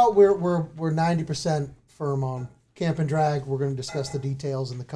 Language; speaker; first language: English; native; English